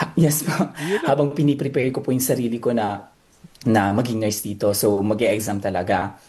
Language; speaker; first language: Filipino; native; Filipino